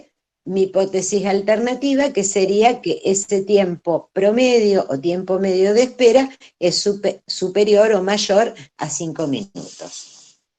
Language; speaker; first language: Spanish; native; Spanish